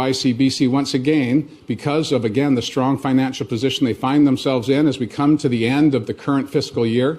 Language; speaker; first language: English; native; English